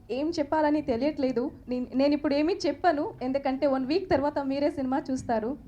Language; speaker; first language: Telugu; non-native, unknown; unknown